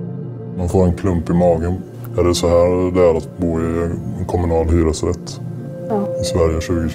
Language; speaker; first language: Swedish; native; Swedish